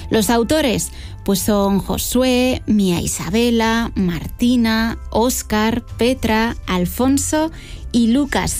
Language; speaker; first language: Spanish; native; Spanish